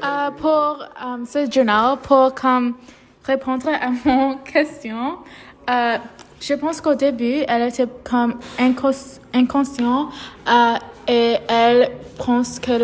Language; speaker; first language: French; non-native, learner; English